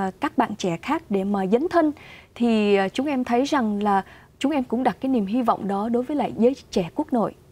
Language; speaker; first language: Vietnamese; early bilingual, heritage; Vietnamese